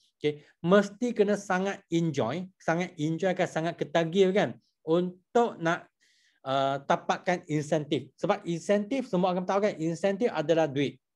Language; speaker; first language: Malay; non-native, local second language; Chinese